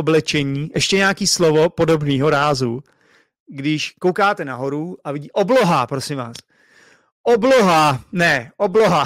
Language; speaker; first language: Czech; native; Czech